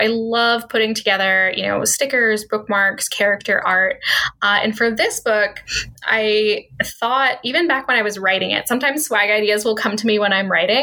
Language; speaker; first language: English; native; English